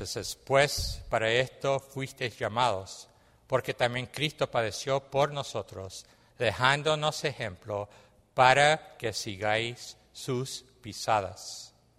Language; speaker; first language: Spanish; early bilingual, other home language; English